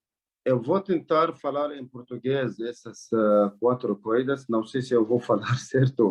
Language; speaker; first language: Portuguese; non-native, learner; Arabic